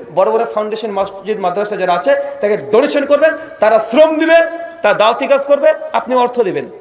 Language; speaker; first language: Bangla; native; Bangla